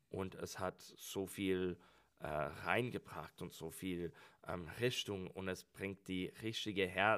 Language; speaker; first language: German; non-native, learner; English